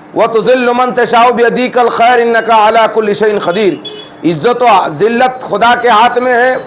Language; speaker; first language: Urdu; native; Urdu